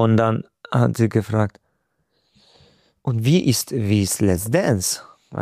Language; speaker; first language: German; non-native, fluent; Hungarian